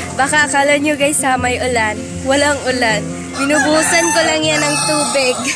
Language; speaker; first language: Filipino; non-native, local second language; Cebuano